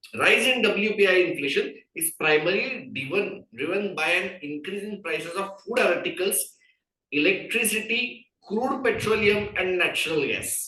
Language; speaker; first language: English; non-native, local second language; Marathi